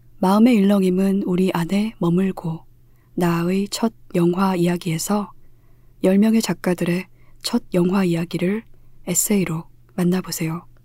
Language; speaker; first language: Korean; native; Korean